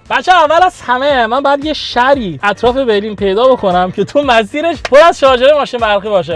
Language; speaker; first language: Persian; native; Persian